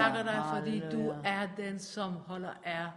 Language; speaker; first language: Danish; non-native, fluent; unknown